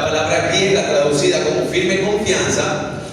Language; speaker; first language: Spanish; native; Spanish